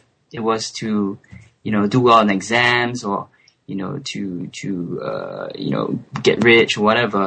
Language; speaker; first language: English; native; English